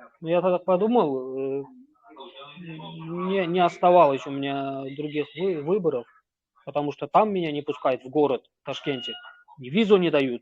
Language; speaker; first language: Russian; non-native, local second language; Turkmen